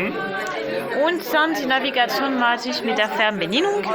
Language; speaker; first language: German; non-native, learner; French